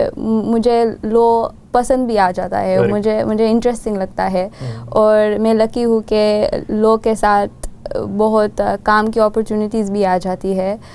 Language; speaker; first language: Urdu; non-native, learner; Gujarati